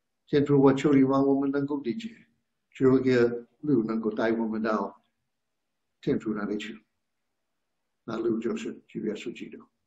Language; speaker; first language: Chinese; non-native, fluent; English